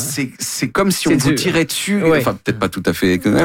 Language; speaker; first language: French; native; French